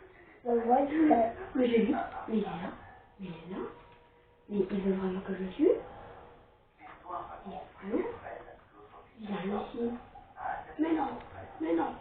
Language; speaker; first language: French; native; French